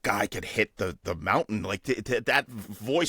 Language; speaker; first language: English; native; English